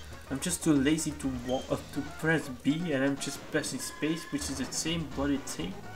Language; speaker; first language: English; native; English